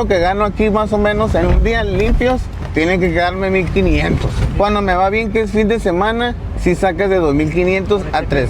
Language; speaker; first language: Spanish; native; Spanish